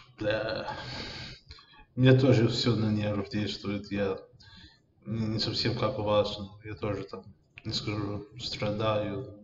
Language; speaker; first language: Russian; non-native, fluent; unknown